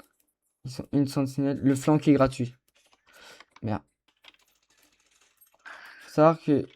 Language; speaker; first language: French; native; French